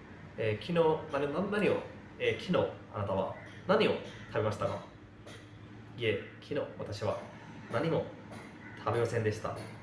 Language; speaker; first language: Japanese; non-native, fluent; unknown